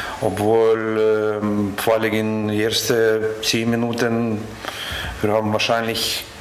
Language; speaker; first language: German; non-native, learner; Lithuanian